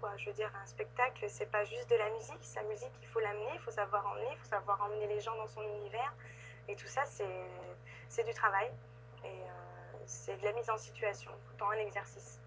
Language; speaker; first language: French; native; French